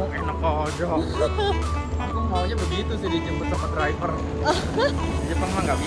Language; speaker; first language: Indonesian; native; Indonesian